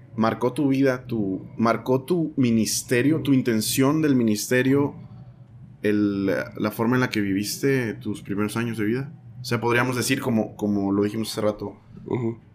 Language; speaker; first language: Spanish; native; Spanish